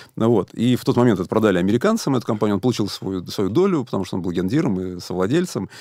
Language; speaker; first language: Russian; native; Russian